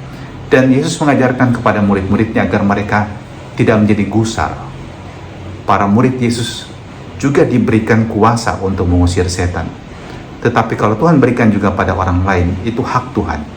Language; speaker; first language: Indonesian; native; Indonesian